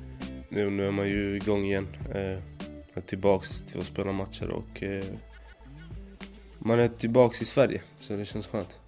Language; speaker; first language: Swedish; native; Swedish